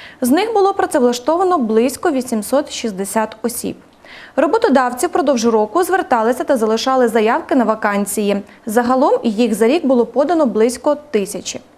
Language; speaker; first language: Ukrainian; native; Ukrainian